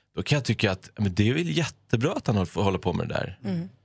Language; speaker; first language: Swedish; non-native, fluent; Persian